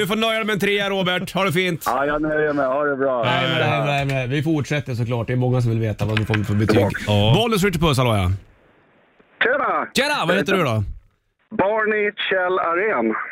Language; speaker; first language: Swedish; native; Swedish